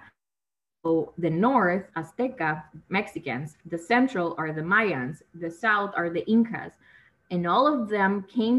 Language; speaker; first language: English; non-native, fluent; Spanish